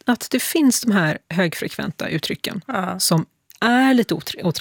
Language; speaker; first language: Swedish; native; Swedish